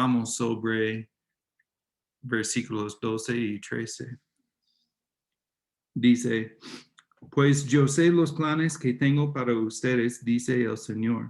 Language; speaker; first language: Spanish; non-native, fluent; English